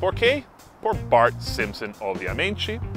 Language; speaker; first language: Portuguese; non-native, fluent; English